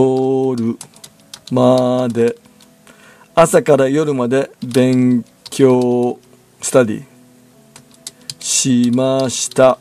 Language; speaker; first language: Japanese; non-native, learner; English